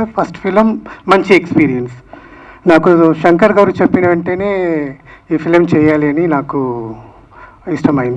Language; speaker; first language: Telugu; non-native, learner; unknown